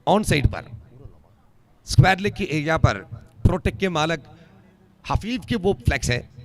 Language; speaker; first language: Hindi; non-native, local second language; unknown